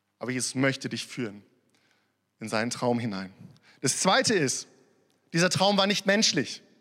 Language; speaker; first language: German; early bilingual, other home language; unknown